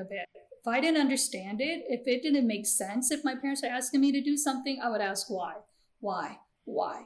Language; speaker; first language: English; early bilingual, other home language; Gujarati